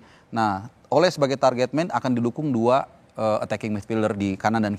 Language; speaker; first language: Indonesian; native; Indonesian